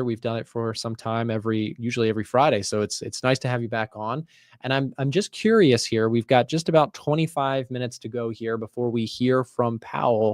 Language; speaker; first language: English; native; English